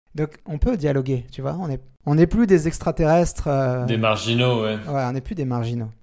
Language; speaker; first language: French; native; French